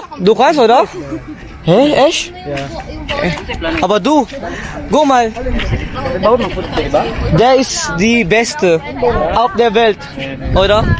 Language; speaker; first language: German; non-native, learner; Filipino